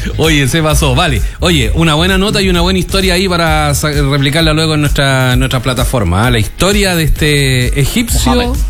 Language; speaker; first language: Spanish; native; Spanish